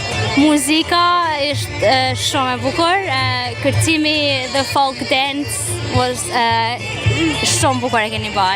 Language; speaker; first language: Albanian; early bilingual, heritage; Albanian